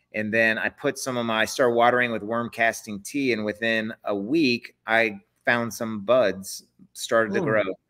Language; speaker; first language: English; native; English